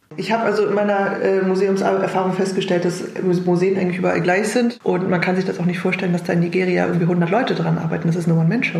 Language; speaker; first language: German; native; German